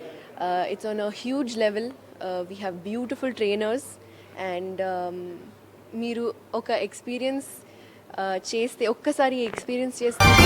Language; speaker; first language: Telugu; non-native, local second language; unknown